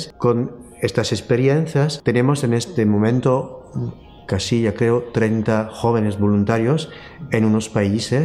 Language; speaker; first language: Spanish; non-native, fluent; French